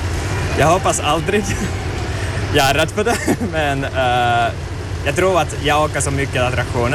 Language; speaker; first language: Swedish; non-native, learner; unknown